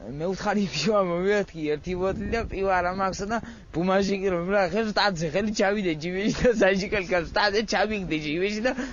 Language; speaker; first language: Georgian; non-native, local second language; Mingrelian